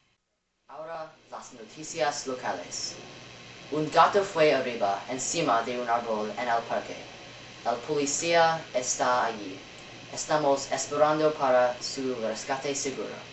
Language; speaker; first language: Spanish; non-native, learner; English